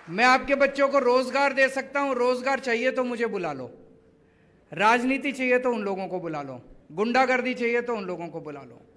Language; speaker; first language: Hindi; native; Hindi